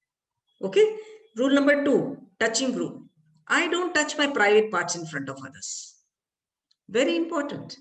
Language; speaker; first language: English; non-native, local second language; Malayalam